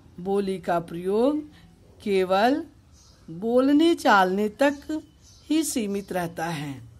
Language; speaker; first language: Hindi; native; Hindi